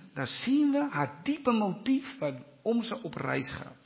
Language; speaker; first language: Dutch; native; Dutch